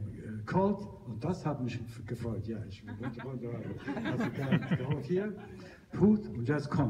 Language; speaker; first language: German; non-native, learner; Italian